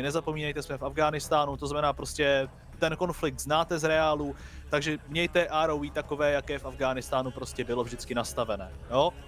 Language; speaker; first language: Czech; native; Czech